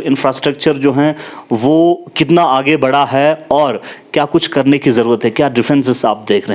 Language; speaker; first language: Hindi; non-native, local second language; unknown